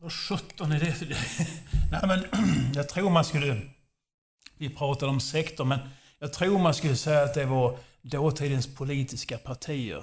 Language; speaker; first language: Swedish; non-native, fluent; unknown